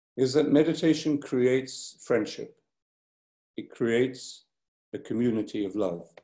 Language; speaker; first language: English; native; English